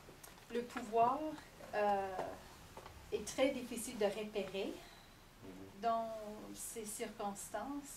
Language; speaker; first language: French; non-native, fluent; English